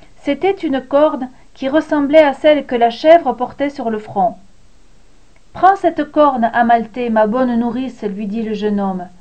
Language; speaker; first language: French; native; French